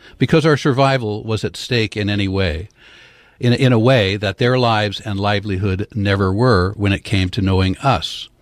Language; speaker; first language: English; native; English